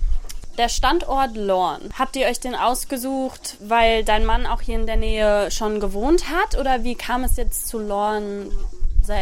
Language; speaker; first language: German; native; German